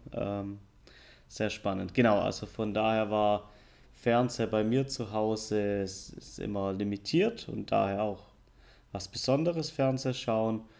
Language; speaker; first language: German; native; German